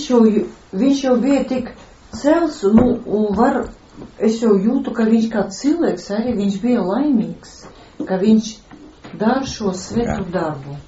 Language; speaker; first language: Latvian; non-native, local second language; Russian